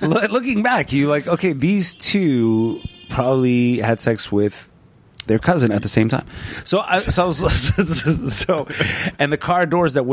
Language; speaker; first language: English; non-native, fluent; Punjabi